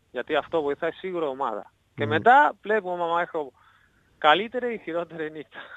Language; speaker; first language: Greek; non-native, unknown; Spanish